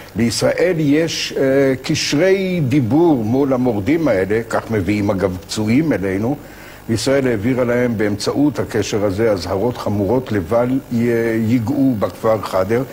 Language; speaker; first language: Hebrew; native; Hebrew